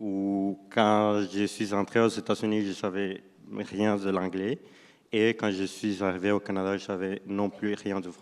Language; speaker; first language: French; non-native, fluent; Spanish